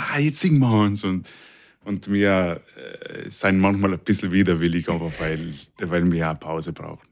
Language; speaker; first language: German; non-native, local second language; Ladin